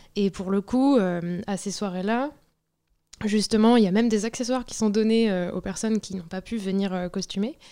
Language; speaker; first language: French; native; French